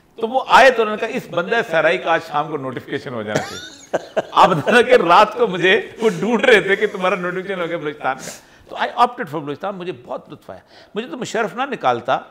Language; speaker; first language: Urdu; non-native, local second language; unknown